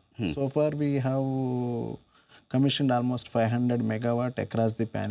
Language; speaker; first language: English; non-native, local second language; Telugu